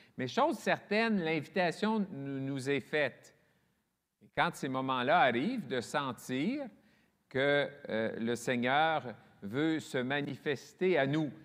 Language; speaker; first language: French; native; French